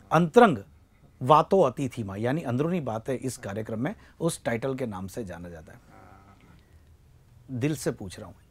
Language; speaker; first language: Hindi; non-native, local second language; Gujarati